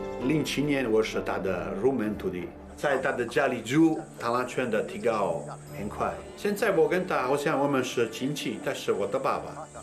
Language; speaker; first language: Chinese; non-native, learner; Italian